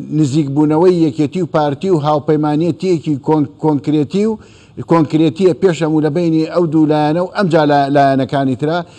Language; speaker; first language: Central Kurdish; native; Central Kurdish